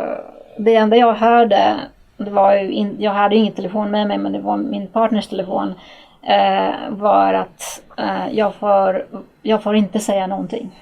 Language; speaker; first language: Swedish; non-native, fluent; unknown